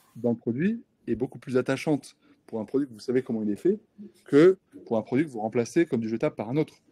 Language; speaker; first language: French; native; French